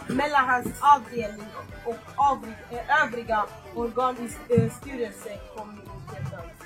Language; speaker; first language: Swedish; non-native, fluent; Lingala